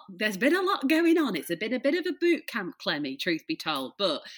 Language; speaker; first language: English; native; English